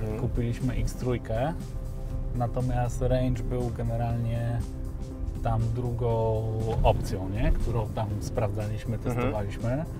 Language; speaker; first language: Polish; early bilingual, heritage; Polish